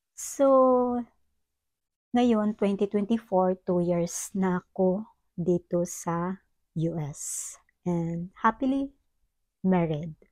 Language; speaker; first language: Filipino; non-native, local second language; Cebuano